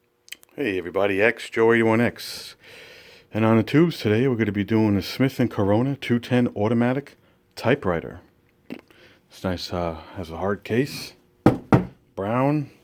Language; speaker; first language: English; native; English